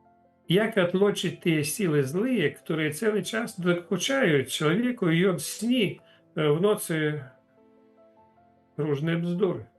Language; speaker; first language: Polish; non-native, fluent; Russian